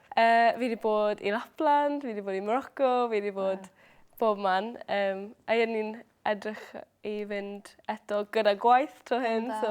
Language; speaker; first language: Welsh; native; Welsh